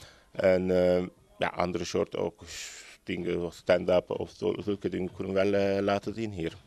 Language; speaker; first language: Dutch; non-native, learner; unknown